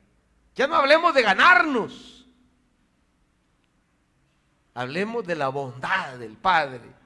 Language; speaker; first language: Spanish; native; Spanish